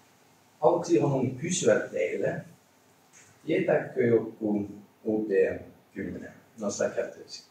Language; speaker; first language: Finnish; non-native, learner; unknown